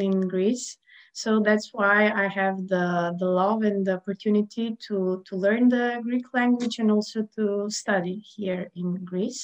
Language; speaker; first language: English; non-native, fluent; Macedonian